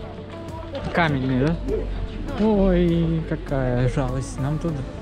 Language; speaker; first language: Russian; non-native, learner; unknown